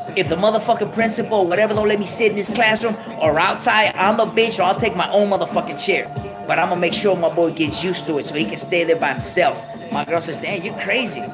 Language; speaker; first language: English; early bilingual, other home language; Spanish